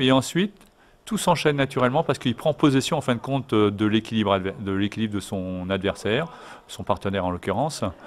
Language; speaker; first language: French; native; French